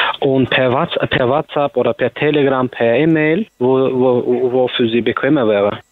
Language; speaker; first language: German; non-native, fluent; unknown